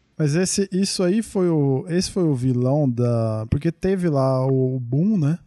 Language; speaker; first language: Portuguese; native; Portuguese